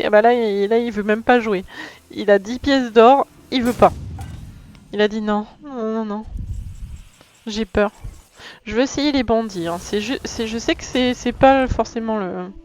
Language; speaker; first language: French; native; French